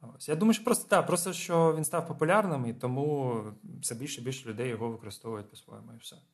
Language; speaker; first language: Ukrainian; non-native, local second language; Russian